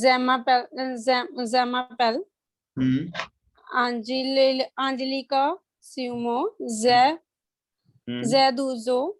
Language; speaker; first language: French; non-native, learner; Hindi